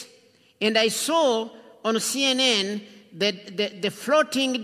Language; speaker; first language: English; non-native, local second language; Kinyarwanda